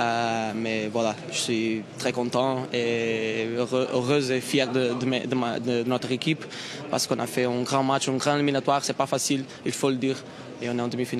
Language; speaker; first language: French; non-native, fluent; Portuguese